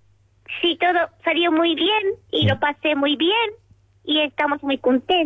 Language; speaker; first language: Spanish; non-native, learner; Japanese